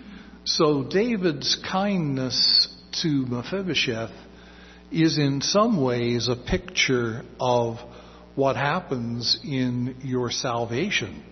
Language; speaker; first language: English; native; English